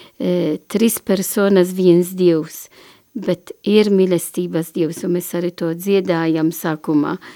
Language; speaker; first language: Latvian; non-native, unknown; Italian